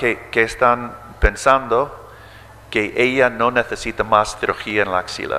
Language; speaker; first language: Spanish; early bilingual, heritage; English